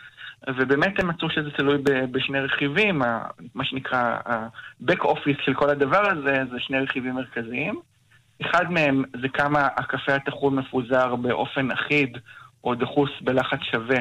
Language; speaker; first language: Hebrew; native; Hebrew